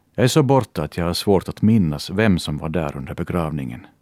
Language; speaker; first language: Swedish; native; Swedish